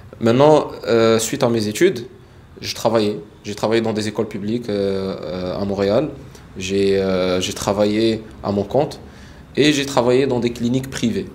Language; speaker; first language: French; early bilingual, other home language; Arabic